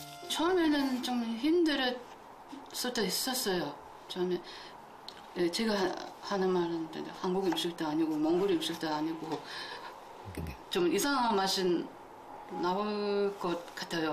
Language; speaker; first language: Korean; non-native, fluent; Mongolian